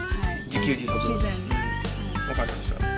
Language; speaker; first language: Japanese; native; Japanese